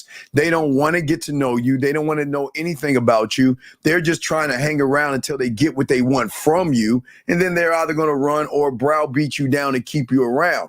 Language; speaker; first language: English; native; English